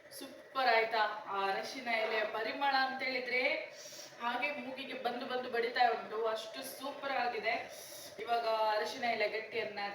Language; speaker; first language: Kannada; non-native, local second language; Konkani